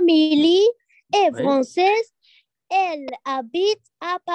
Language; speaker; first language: French; non-native, learner; Arabic